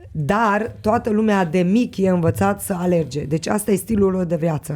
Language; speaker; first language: Romanian; non-native, local second language; Hungarian